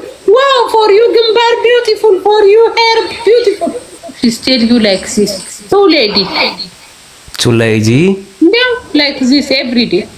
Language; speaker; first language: English; non-native, learner; Amharic